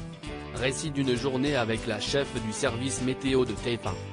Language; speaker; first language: French; native; French